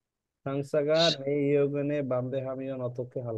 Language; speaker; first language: Korean; non-native, fluent; Bangla